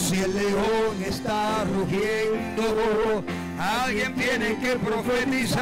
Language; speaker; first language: Spanish; native; Spanish